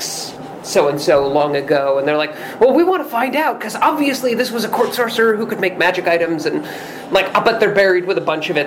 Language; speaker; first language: English; native; English